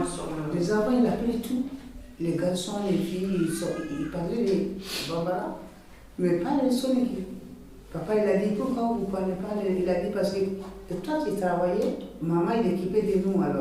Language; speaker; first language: French; non-native, learner; Bambara